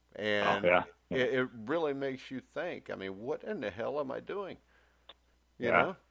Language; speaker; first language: English; native; English